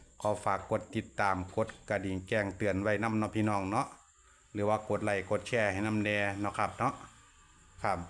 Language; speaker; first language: Thai; non-native, local second language; Northeastern Thai